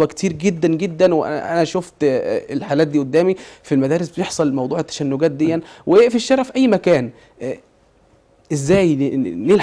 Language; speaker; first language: Arabic; native; Arabic